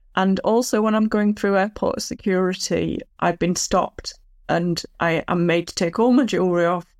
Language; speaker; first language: English; native; English